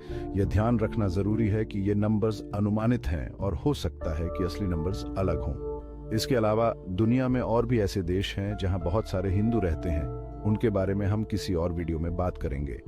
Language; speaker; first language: Hindi; native; Hindi